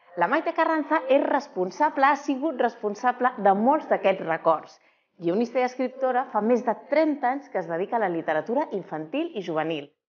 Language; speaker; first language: Catalan; native; Catalan